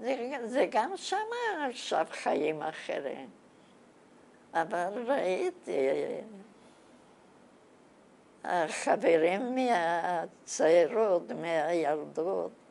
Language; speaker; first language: Hebrew; non-native, fluent; Bulgarian